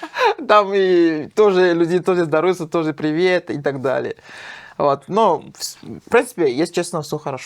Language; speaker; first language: Russian; non-native, fluent; French